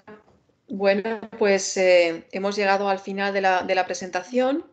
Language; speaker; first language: Spanish; native; Spanish